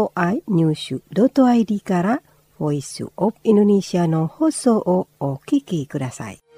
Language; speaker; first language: Japanese; non-native, fluent; Indonesian